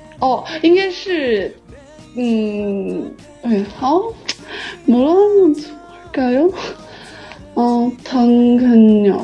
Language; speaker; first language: Korean; non-native, learner; Chinese